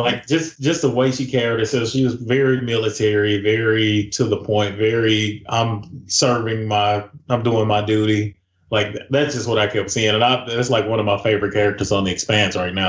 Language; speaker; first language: English; native; English